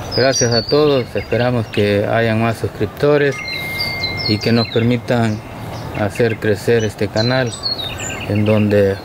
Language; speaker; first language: Spanish; native; Spanish